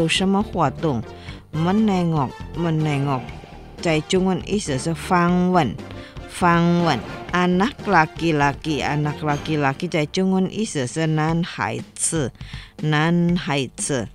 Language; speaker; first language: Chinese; non-native, fluent; Indonesian